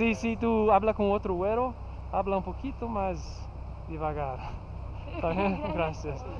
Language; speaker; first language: Spanish; non-native, learner; English